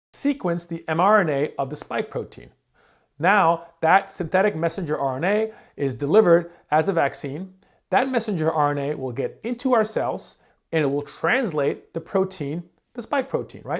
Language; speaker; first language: English; native; English